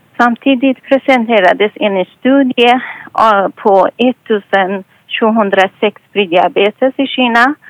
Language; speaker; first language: Swedish; non-native, fluent; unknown